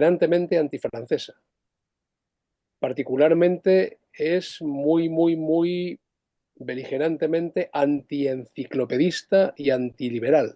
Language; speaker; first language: Spanish; native; Spanish